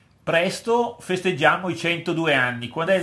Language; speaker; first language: Italian; native; Italian